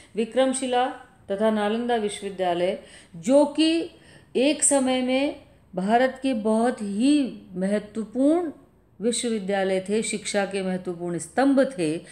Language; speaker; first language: Hindi; native; Hindi